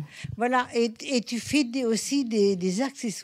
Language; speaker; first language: French; native; French